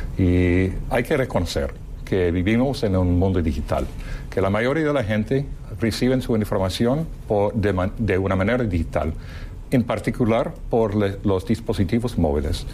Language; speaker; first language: Spanish; non-native, fluent; English